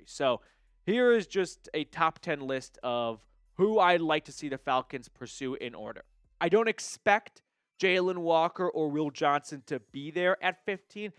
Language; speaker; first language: English; native; English